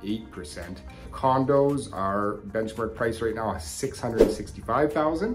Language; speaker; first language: English; native; English